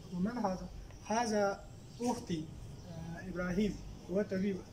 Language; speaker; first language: Arabic; non-native, learner; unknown